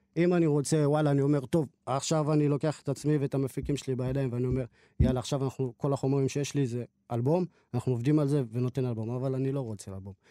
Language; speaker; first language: Hebrew; native; Hebrew